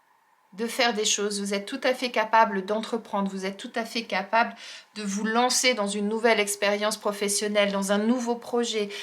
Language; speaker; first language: French; native; French